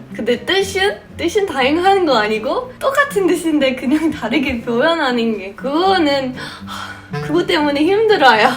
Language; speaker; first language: Korean; non-native, fluent; English